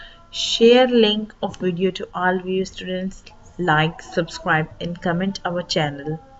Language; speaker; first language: English; non-native, local second language; Urdu